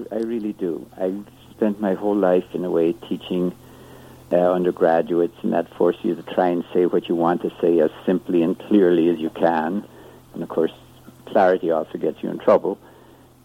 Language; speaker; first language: English; native; English